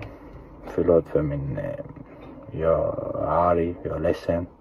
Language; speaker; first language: Swedish; non-native, fluent; Chechen